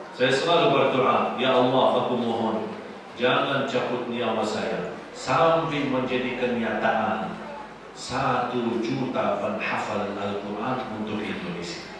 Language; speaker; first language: Indonesian; non-native, fluent; Arabic